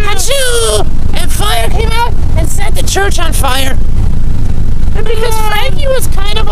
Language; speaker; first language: English; native; English